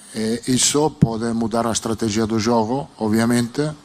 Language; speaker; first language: Portuguese; non-native, learner; Italian